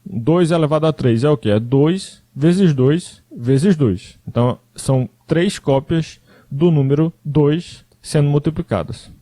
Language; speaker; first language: Portuguese; native; Portuguese